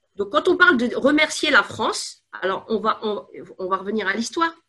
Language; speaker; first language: French; native; French